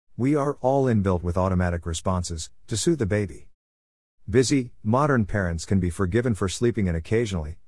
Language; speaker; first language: English; native; English